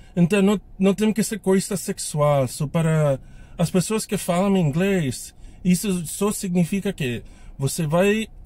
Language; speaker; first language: Portuguese; non-native, learner; English